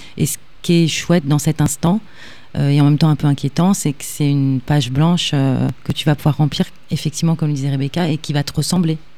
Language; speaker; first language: French; native; French